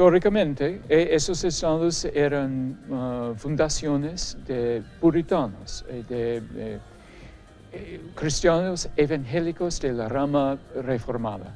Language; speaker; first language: Spanish; non-native, fluent; English